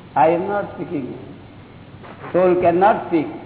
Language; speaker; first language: English; non-native, local second language; Gujarati